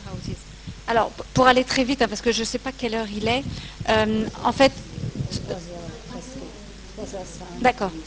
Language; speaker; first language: French; native; French